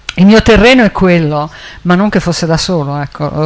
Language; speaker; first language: Italian; native; Italian